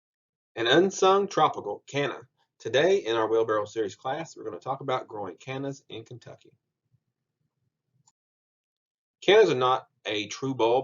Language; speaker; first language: English; native; English